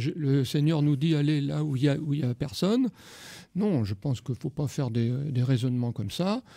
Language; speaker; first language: French; native; French